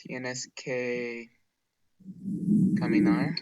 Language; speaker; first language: Spanish; non-native, learner; English